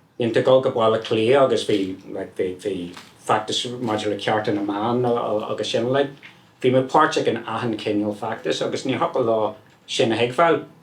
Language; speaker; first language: Irish; non-native, local second language; English